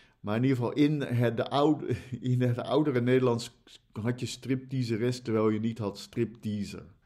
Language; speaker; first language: Dutch; native; Dutch